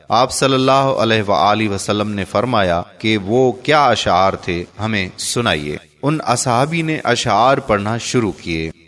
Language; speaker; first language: Urdu; native; Urdu